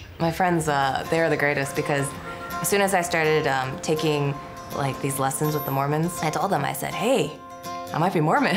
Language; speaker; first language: English; native; English